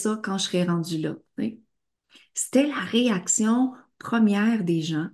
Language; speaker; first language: French; native; French